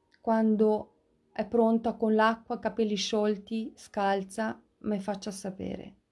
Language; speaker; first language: Italian; non-native, fluent; Russian